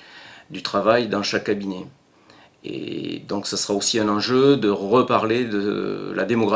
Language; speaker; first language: French; native; French